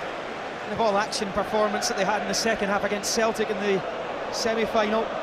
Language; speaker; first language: English; native; English